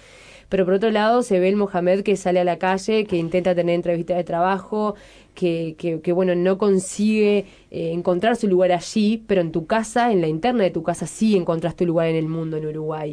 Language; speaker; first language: Spanish; native; Spanish